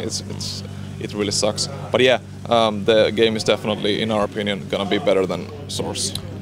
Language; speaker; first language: English; non-native, fluent; Finnish